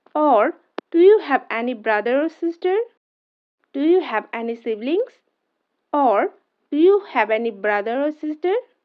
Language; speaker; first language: English; non-native, local second language; Bangla